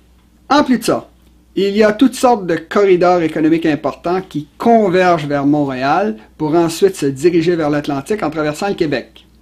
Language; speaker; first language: French; native; French